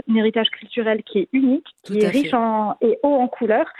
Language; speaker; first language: French; non-native, local second language; Arabic